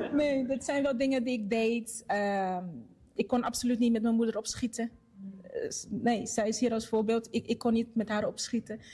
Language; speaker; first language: Dutch; non-native, fluent; Portuguese